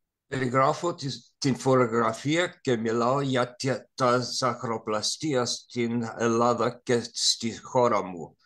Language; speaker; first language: Greek; non-native, learner; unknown